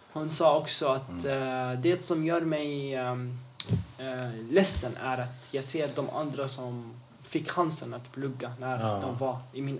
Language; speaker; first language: Swedish; early bilingual, other home language; Arabic